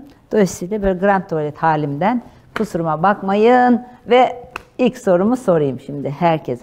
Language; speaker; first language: Turkish; native; Turkish